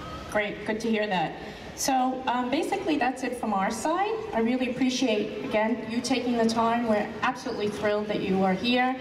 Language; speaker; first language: English; native; English